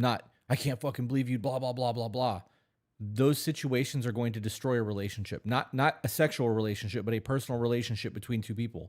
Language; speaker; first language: English; native; English